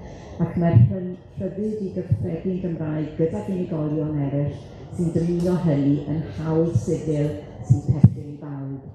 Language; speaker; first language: Welsh; native; Welsh